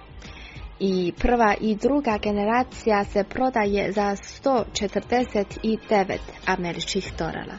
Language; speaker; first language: Croatian; non-native, fluent; Chinese